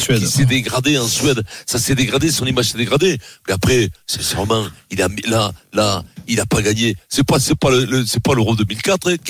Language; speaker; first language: French; native; French